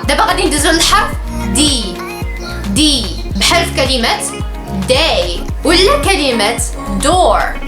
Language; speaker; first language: Arabic; native; Arabic